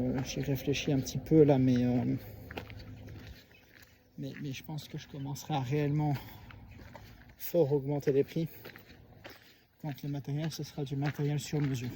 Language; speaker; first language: French; native; French